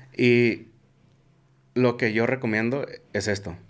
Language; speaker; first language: Spanish; early bilingual, heritage; Spanish